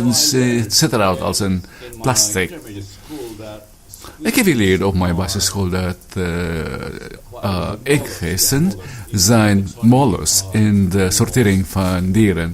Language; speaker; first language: Dutch; non-native, fluent; Filipino